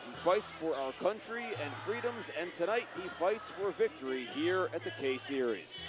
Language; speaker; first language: English; native; English